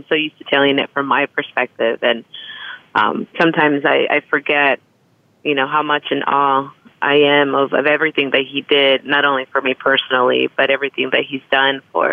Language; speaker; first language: English; early bilingual, other home language; Spanish